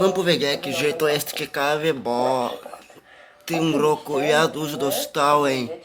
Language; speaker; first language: Polish; non-native, learner; Portuguese